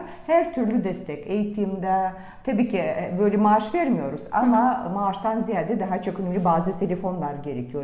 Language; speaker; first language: Turkish; non-native, fluent; Russian